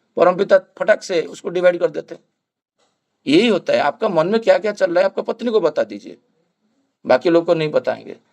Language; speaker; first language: Hindi; non-native, local second language; Bangla